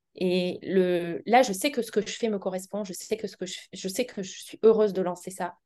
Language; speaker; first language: French; native; French